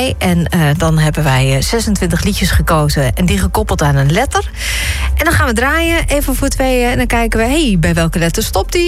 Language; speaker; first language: Dutch; native; Dutch